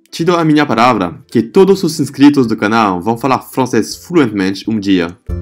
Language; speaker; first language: Portuguese; non-native, fluent; French